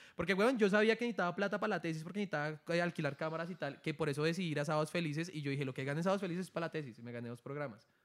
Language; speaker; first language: Spanish; native; Spanish